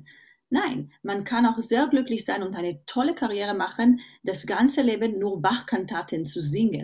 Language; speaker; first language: German; non-native, fluent; Hebrew